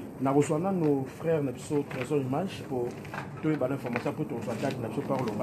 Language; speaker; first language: French; non-native, local second language; Lingala